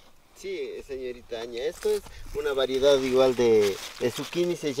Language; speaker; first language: Spanish; native; Spanish